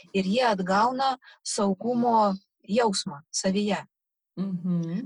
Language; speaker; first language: Lithuanian; non-native, local second language; Russian